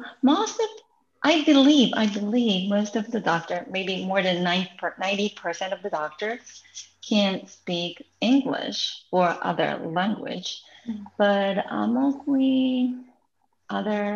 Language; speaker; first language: English; non-native, fluent; Japanese